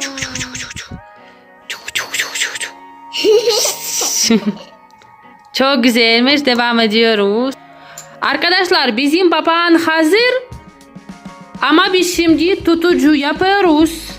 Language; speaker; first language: Turkish; non-native, learner; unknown